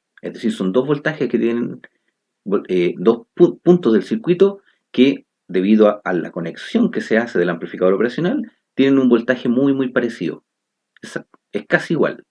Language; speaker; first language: Spanish; native; Spanish